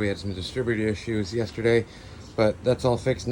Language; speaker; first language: English; native; English